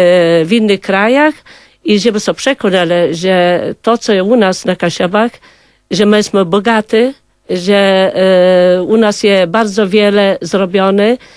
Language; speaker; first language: Polish; non-native, local second language; Kashubian